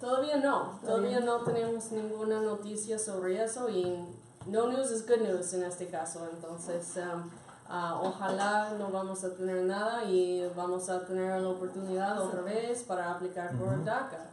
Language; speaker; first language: Spanish; non-native, fluent; English